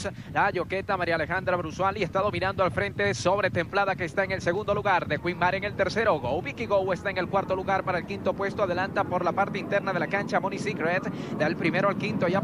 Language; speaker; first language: Spanish; native; Spanish